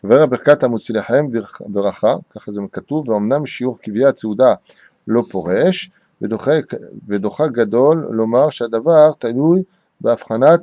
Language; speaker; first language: Hebrew; non-native, fluent; French